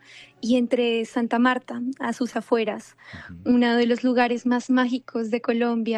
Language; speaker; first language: Spanish; native; Spanish